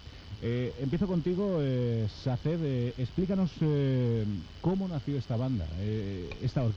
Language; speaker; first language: Spanish; native; Spanish